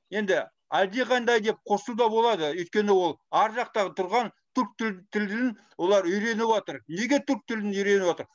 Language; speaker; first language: Kazakh; non-native, fluent; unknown